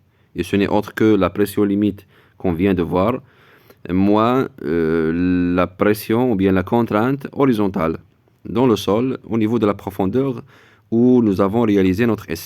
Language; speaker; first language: French; non-native, local second language; Arabic